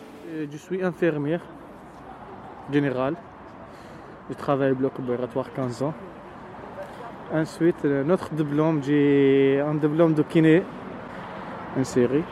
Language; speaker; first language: French; non-native, learner; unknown